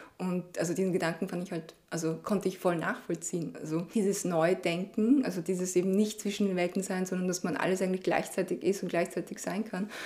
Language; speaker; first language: German; early bilingual, other home language; Chinese